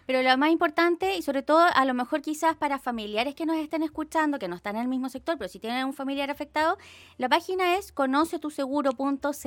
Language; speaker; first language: Spanish; native; Spanish